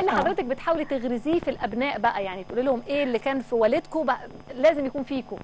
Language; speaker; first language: Arabic; native; Arabic